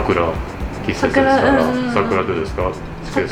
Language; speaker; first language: Japanese; non-native, learner; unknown